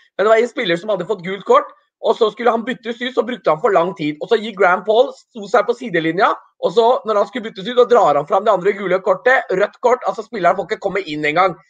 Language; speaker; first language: Norwegian; early bilingual, other home language; Urdu